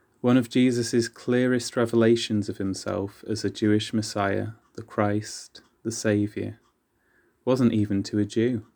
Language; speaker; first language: English; native; English